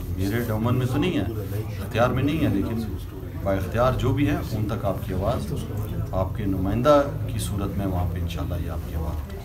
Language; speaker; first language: Urdu; non-native, local second language; Pashto